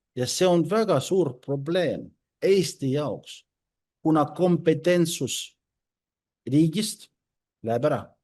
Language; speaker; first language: Estonian; non-native, local second language; Russian